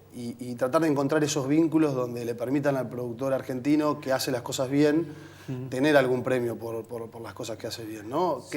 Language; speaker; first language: Spanish; native; Spanish